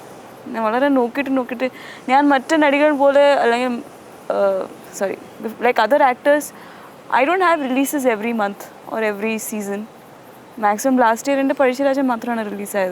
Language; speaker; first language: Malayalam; non-native, fluent; Tamil